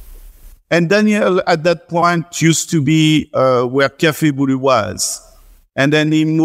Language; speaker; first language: English; non-native, fluent; French